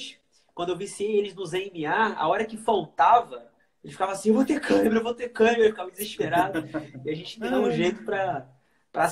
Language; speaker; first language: Portuguese; native; Portuguese